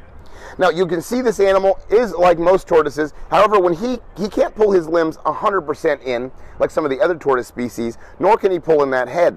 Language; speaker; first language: English; native; English